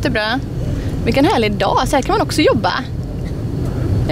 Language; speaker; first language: Swedish; native; Swedish